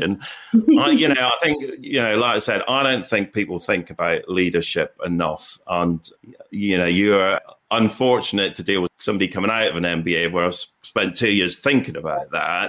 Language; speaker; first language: English; native; English